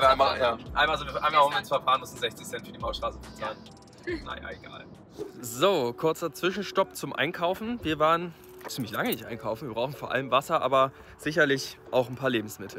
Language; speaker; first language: German; native; German